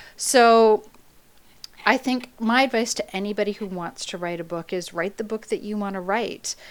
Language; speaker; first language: English; native; English